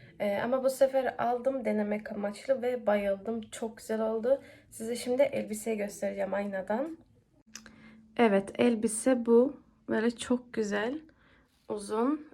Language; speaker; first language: Turkish; early bilingual, heritage; Turkish